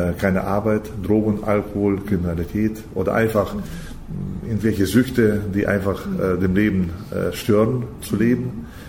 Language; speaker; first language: German; early bilingual, heritage; German